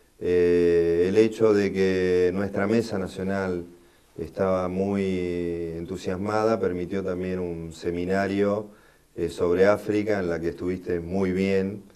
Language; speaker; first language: Spanish; native; Spanish